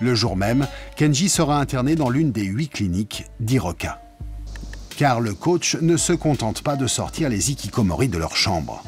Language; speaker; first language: French; native; French